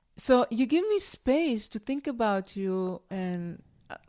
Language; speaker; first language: English; non-native, fluent; Hebrew